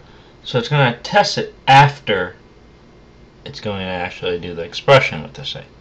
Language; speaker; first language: English; native; English